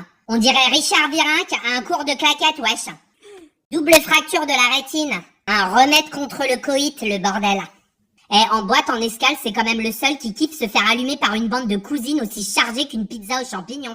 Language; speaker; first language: French; native; French